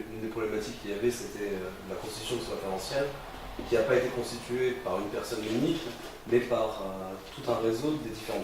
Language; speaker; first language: French; native; French